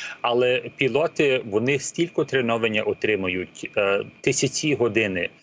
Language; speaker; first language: Ukrainian; early bilingual, heritage; Ukrainian